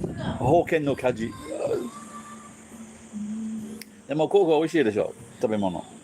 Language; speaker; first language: Japanese; non-native, learner; English